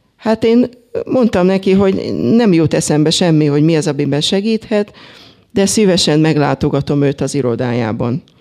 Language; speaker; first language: Hungarian; native; Hungarian